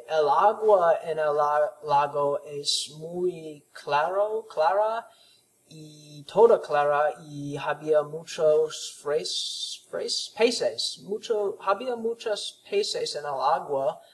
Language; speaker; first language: Spanish; non-native, learner; English